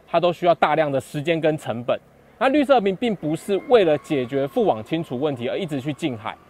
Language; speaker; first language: Chinese; native; Chinese